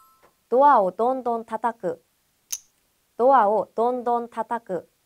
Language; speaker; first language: Japanese; non-native, fluent; Korean